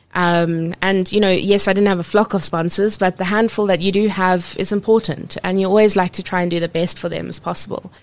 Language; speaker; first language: English; native; English